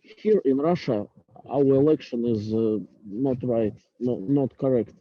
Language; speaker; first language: English; non-native, learner; Russian